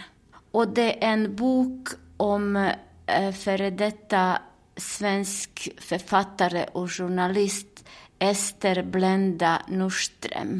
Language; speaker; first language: Swedish; non-native, fluent; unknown